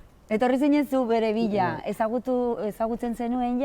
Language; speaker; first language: Basque; native; Basque